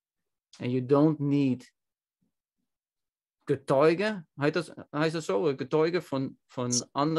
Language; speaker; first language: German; non-native, learner; Dutch